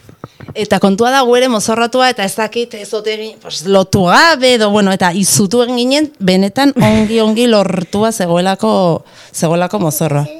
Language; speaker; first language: Basque; native; Basque